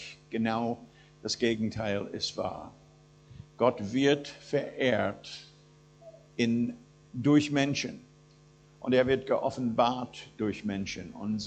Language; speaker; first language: German; non-native, fluent; English